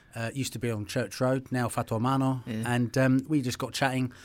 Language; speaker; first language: English; native; English